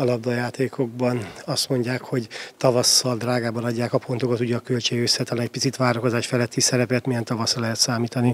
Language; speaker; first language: Hungarian; native; Hungarian